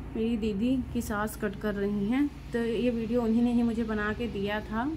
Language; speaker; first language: Hindi; native; Hindi